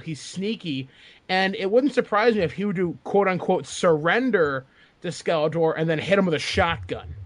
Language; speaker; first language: English; native; English